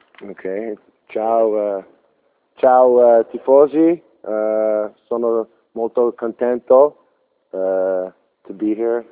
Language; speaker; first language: Italian; non-native, learner; English